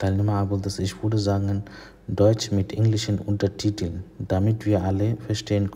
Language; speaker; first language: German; non-native, fluent; Bangla